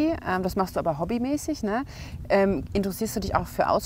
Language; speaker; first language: German; native; German